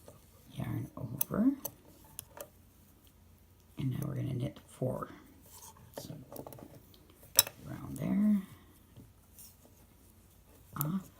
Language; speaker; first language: English; native; English